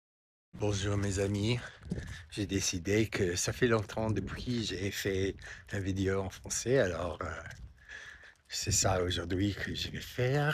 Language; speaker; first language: French; non-native, fluent; English